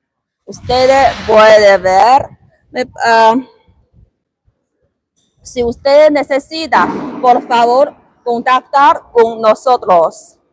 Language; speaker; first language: Spanish; non-native, learner; Chinese